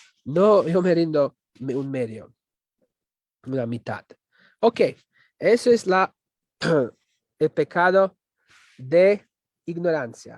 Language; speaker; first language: Spanish; non-native, fluent; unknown